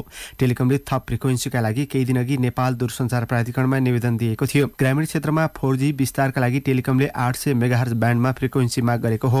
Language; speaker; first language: Nepali; native; Nepali